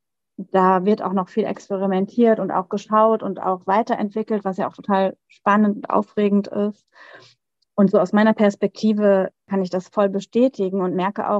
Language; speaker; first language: German; native; German